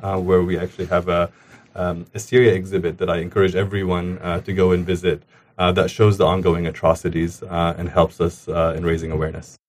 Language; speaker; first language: English; early bilingual, other home language; Arabic